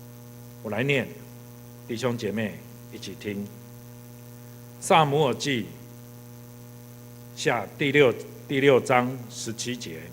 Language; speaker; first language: Chinese; native; Chinese